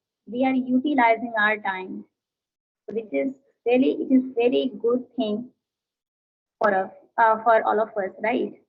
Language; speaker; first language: English; non-native, learner; Hindi